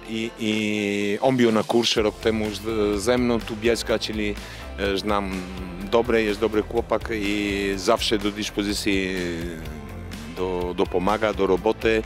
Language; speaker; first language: Polish; non-native, learner; Italian